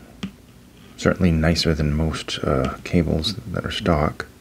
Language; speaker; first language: English; native; English